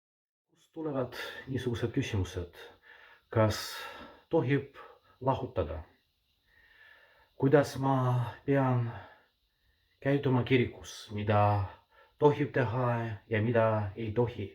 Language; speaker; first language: Estonian; non-native, fluent; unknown